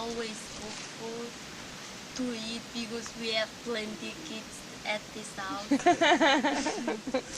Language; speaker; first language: English; non-native, learner; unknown